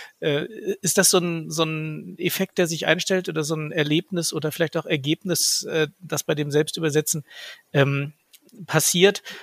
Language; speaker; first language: German; native; German